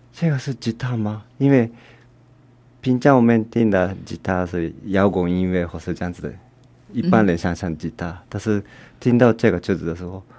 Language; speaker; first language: Chinese; non-native, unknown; Japanese